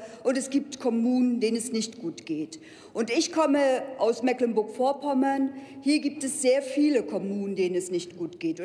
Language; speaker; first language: German; native; German